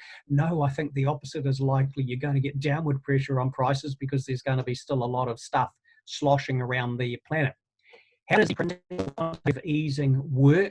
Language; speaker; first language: English; native; English